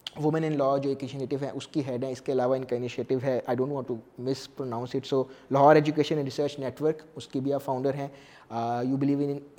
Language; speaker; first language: Urdu; native; Urdu